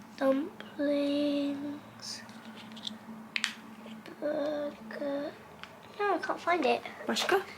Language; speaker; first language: Turkish; early bilingual, heritage; Turkish